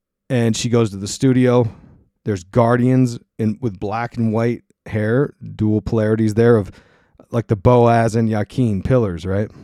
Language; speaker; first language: English; native; English